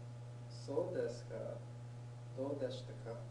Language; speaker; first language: Japanese; non-native, learner; English